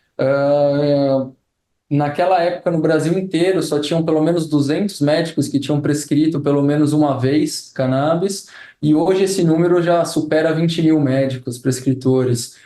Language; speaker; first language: Portuguese; native; Portuguese